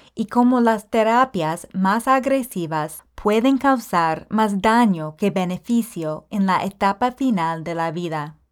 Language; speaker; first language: Spanish; non-native, fluent; English